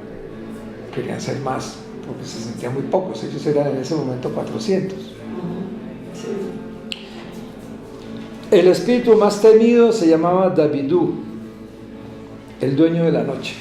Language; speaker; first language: Spanish; native; Spanish